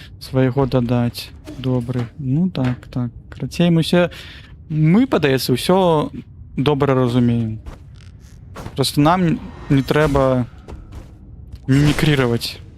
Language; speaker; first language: Belarusian; non-native, local second language; Russian